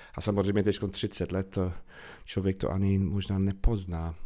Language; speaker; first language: Czech; non-native, fluent; English